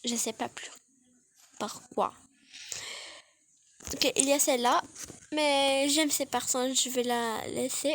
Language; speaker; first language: French; non-native, learner; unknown